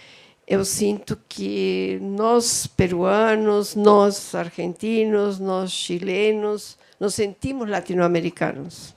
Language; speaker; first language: Portuguese; non-native, fluent; Spanish